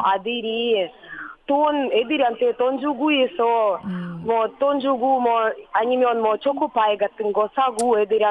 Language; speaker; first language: Korean; non-native, learner; Russian